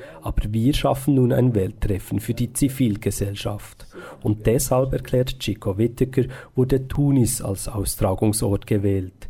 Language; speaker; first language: German; native; German